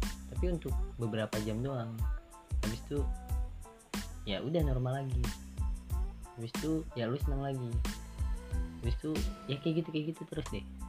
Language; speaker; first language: Indonesian; native; Indonesian